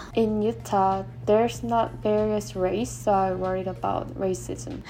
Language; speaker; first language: English; non-native, fluent; Korean